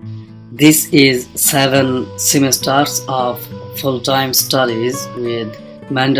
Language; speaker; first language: English; non-native, fluent; Bangla